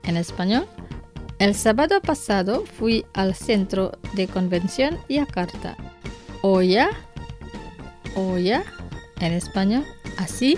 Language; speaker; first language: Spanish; non-native, fluent; Indonesian